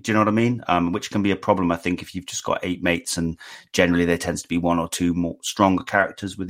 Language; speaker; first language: English; native; English